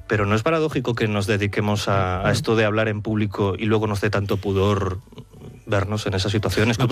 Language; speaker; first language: Spanish; native; Spanish